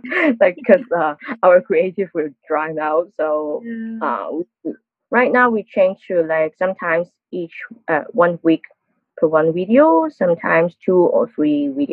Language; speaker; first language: English; non-native, local second language; Cantonese